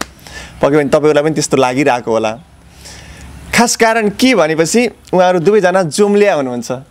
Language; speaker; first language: Nepali; native; Nepali